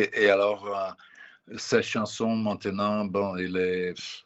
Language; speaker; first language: French; non-native, fluent; Italian